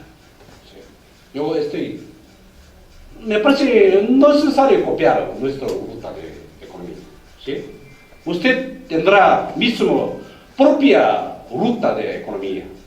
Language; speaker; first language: Spanish; non-native, learner; Korean